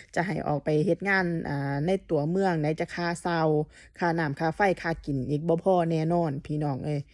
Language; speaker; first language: Thai; native; Thai